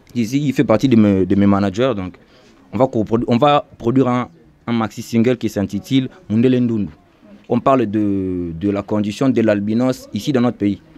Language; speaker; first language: French; non-native, local second language; Lingala